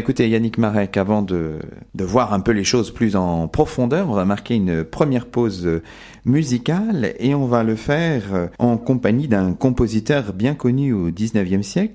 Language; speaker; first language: French; native; French